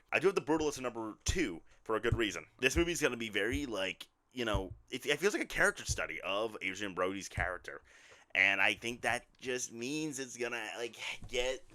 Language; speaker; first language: English; native; English